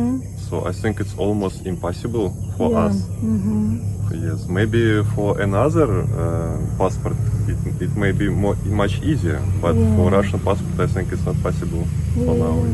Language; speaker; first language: English; non-native, learner; Russian